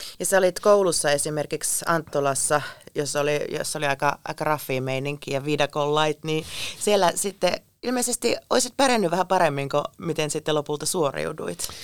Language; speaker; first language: Finnish; native; Finnish